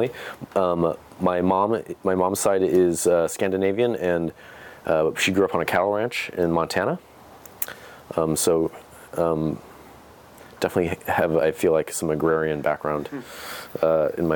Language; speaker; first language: English; native; English